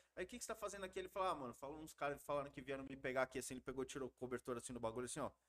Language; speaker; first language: Portuguese; early bilingual, heritage; Portuguese